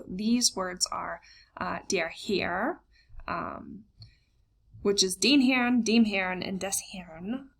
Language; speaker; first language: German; non-native, fluent; English